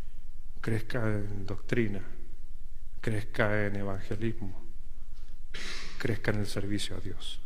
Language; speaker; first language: Spanish; native; Spanish